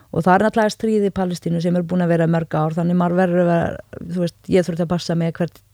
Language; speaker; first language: Icelandic; non-native, fluent; Arabic